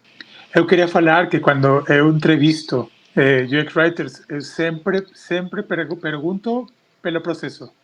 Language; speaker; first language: Portuguese; non-native, fluent; Spanish